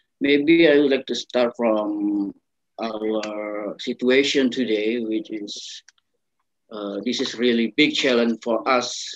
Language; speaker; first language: English; non-native, learner; Indonesian